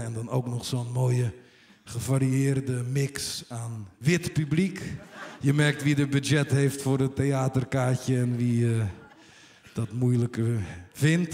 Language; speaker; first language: Dutch; native; Dutch